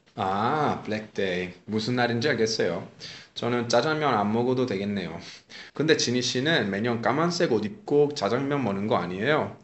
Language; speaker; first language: Korean; non-native, fluent; Italian